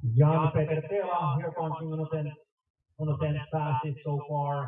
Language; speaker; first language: English; non-native, fluent; Finnish